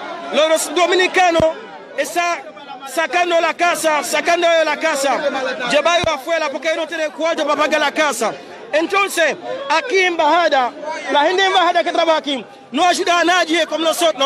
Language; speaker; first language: Spanish; non-native, learner; Haitian Creole